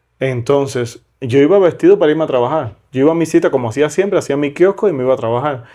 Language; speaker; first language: Spanish; native; Spanish